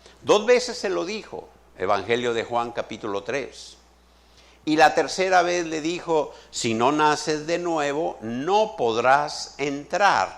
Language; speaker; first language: Spanish; native; Spanish